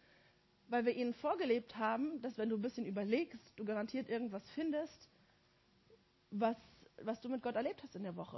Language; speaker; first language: German; native; German